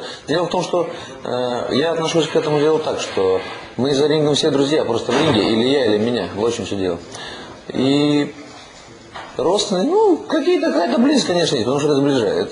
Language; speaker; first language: Russian; native; Russian